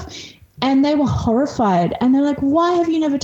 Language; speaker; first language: English; early bilingual, other home language; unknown